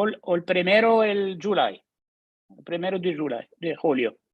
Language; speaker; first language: Spanish; non-native, learner; French